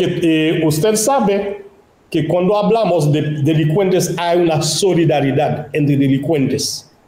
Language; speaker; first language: Spanish; non-native, local second language; Haitian Creole